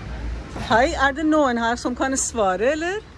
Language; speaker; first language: Norwegian; non-native, learner; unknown